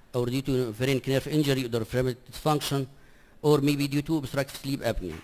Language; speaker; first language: English; non-native, fluent; Arabic